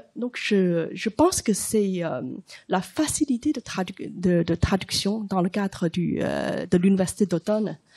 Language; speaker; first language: French; non-native, fluent; Chinese